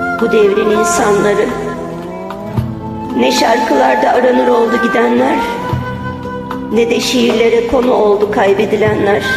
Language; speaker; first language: Turkish; native; Turkish